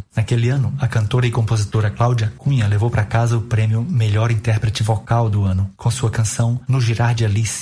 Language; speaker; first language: Portuguese; native; Portuguese